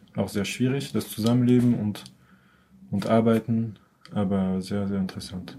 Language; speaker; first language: German; non-native, fluent; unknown